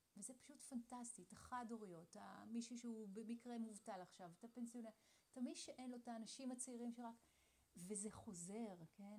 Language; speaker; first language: Hebrew; native; Hebrew